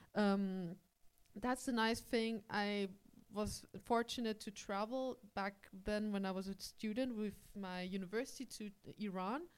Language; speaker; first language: English; early bilingual, heritage; English